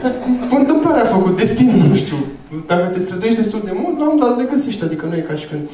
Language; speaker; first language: Romanian; native; Romanian